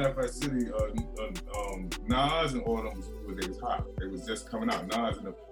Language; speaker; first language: English; native; English